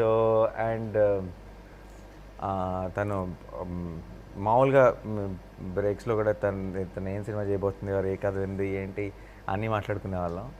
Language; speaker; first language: Telugu; native; Telugu